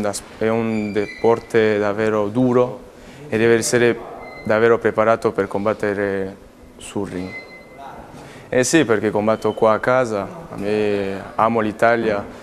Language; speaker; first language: Italian; non-native, fluent; Spanish